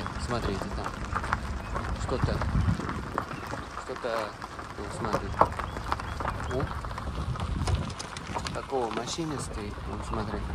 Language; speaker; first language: Russian; non-native, learner; Uzbek